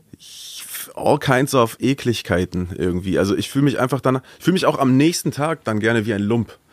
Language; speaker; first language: German; native; German